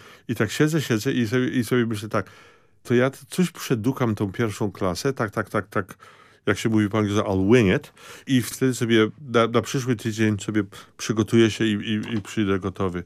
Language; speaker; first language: Polish; early bilingual, heritage; Polish